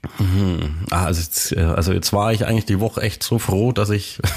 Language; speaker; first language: German; native; German